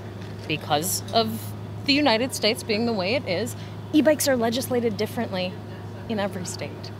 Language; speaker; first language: English; native; English